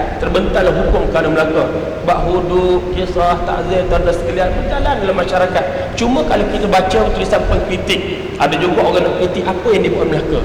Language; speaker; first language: Malay; native; Malay